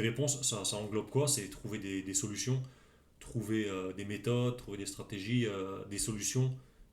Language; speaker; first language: French; native; French